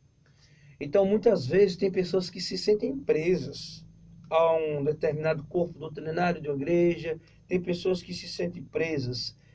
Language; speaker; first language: Portuguese; native; Portuguese